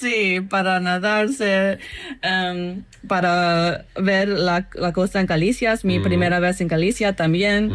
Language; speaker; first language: Spanish; non-native, fluent; English